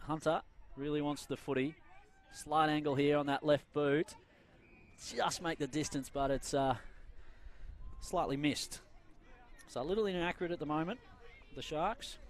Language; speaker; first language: English; native; English